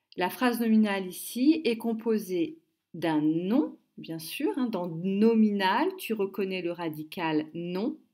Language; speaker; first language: French; native; French